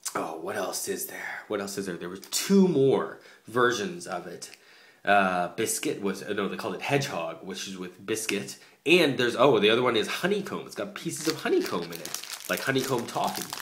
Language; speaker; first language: English; native; English